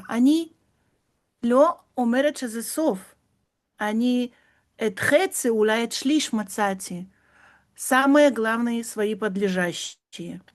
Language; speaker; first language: Hebrew; non-native, fluent; Russian